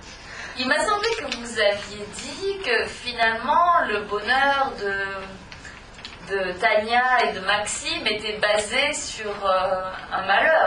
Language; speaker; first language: French; native; French